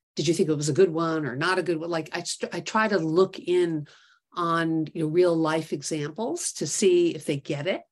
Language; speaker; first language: English; native; English